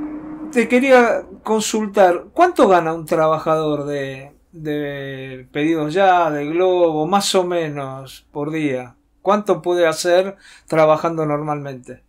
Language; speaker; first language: Spanish; native; Spanish